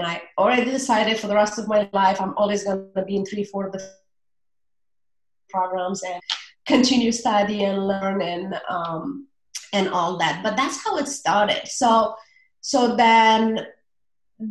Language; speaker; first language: English; non-native, fluent; Romanian